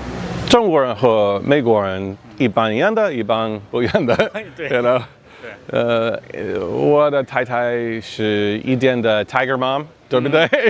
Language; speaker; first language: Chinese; non-native, learner; English